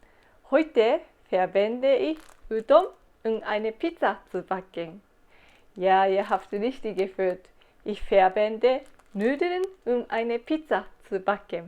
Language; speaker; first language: German; non-native, fluent; Japanese